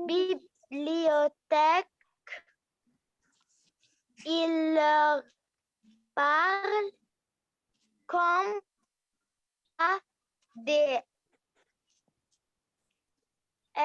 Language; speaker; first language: French; non-native, learner; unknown